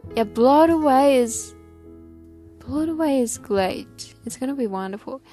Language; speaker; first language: English; non-native, learner; Japanese